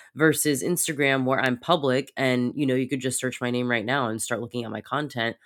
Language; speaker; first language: English; native; English